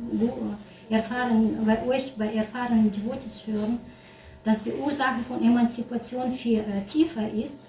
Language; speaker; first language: German; non-native, learner; Russian